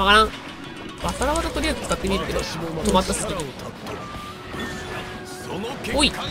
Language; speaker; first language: Japanese; native; Japanese